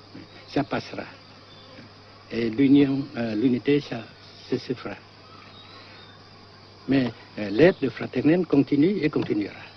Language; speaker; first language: French; non-native, fluent; Vietnamese